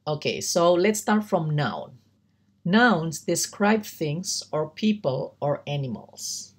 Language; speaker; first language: English; non-native, learner; Indonesian